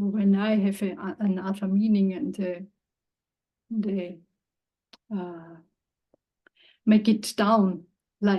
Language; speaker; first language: English; non-native, learner; German